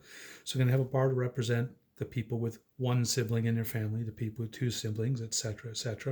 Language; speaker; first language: English; native; English